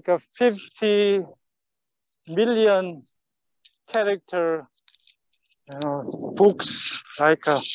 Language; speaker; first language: English; non-native, fluent; Korean